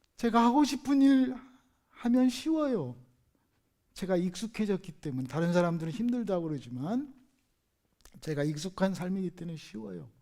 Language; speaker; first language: Korean; native; Korean